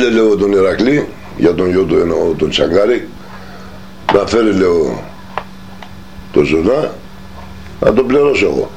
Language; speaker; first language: Greek; non-native, local second language; Turkish